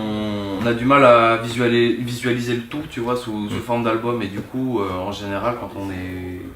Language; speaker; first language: French; native; French